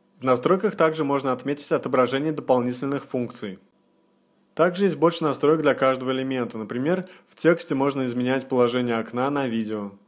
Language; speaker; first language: Russian; native; Russian